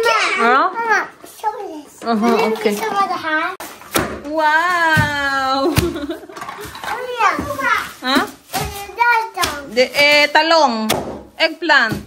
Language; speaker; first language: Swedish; non-native, learner; Filipino